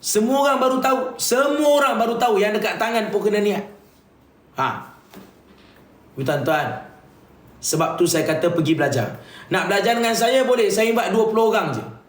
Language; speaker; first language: Malay; native; Malay